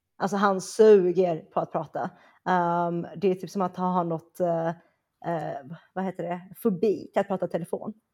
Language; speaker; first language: Swedish; early bilingual, other home language; Chinese